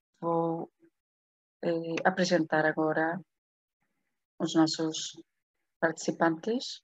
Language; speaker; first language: Spanish; non-native, fluent; Portuguese